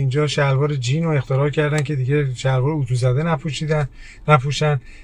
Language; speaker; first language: Persian; early bilingual, heritage; Persian